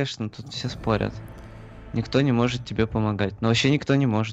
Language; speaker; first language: Russian; native; Russian